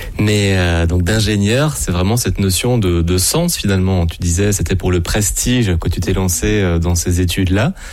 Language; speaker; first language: French; native; French